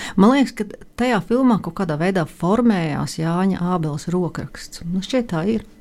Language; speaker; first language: Latvian; native; Latvian